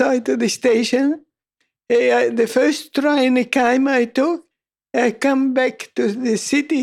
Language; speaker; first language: English; non-native, learner; Italian